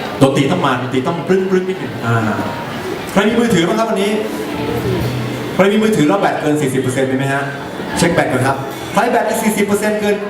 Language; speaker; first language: Thai; native; Thai